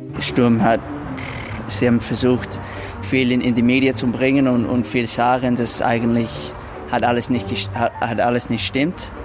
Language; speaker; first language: German; non-native, learner; English